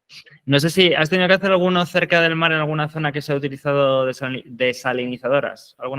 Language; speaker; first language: Spanish; native; Spanish